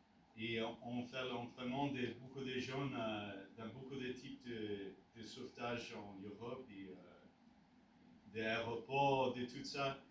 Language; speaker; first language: French; non-native, learner; English